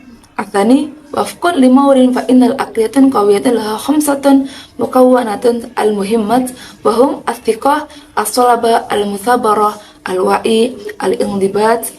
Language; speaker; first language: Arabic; non-native, learner; Indonesian